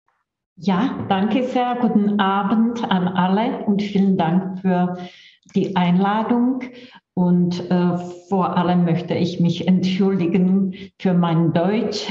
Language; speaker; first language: German; non-native, fluent; Czech